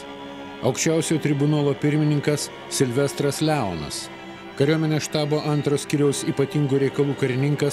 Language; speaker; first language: Lithuanian; native; Lithuanian